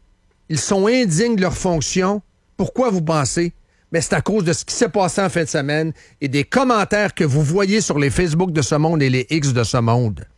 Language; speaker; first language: French; native; French